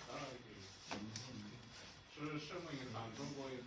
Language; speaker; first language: Chinese; non-native, learner; Somali